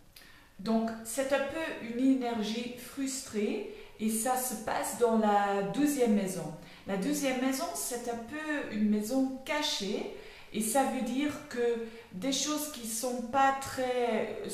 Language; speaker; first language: French; non-native, learner; Dutch